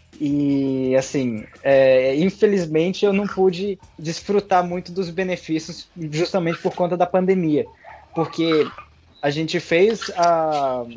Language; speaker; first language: Portuguese; early bilingual, heritage; Portuguese